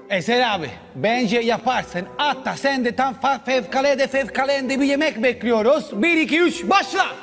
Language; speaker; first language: Turkish; non-native, fluent; Italian